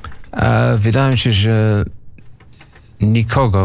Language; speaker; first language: Polish; non-native, learner; English